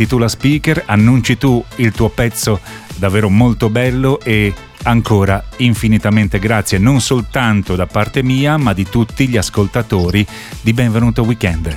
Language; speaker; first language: Italian; native; Italian